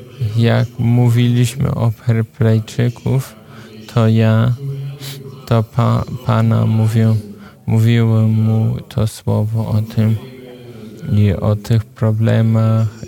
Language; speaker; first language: Polish; non-native, fluent; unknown